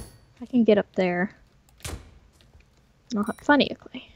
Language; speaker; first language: English; native; English